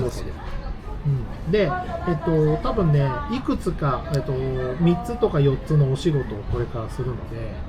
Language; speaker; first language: Japanese; native; Japanese